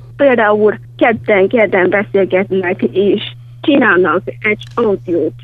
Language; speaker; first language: Hungarian; non-native, learner; Chinese